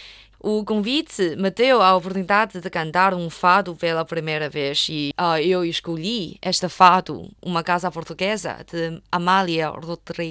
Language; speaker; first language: Portuguese; non-native, fluent; Chinese